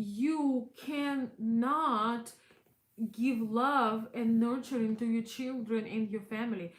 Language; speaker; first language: English; non-native, fluent; Russian